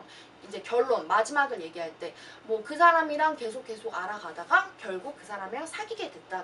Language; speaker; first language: Korean; early bilingual, heritage; Korean